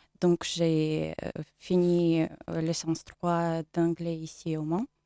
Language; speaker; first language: French; non-native, learner; Russian